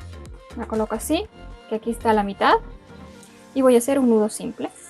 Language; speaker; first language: Spanish; native; Spanish